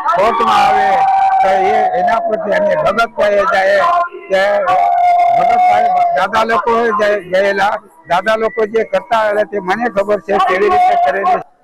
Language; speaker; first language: Gujarati; non-native, local second language; Bhili